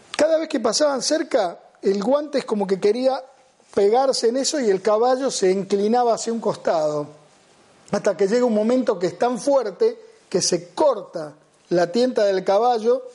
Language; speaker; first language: Spanish; native; Spanish